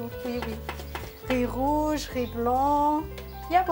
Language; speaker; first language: French; non-native, learner; Malagasy